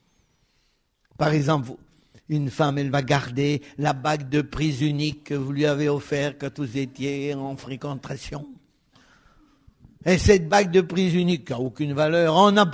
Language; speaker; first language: French; native; French